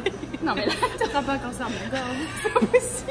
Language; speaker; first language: French; native; French